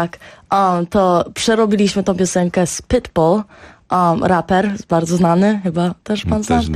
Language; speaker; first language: Polish; early bilingual, heritage; Polish